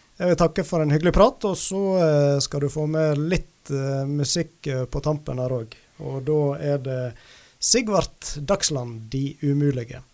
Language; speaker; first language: Norwegian; native; Norwegian